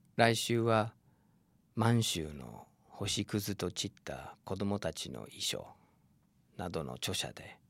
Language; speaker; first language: Japanese; non-native, fluent; English